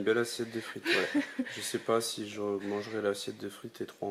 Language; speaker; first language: French; native; French